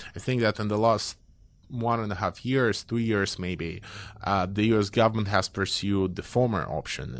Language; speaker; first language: English; non-native, fluent; Belarusian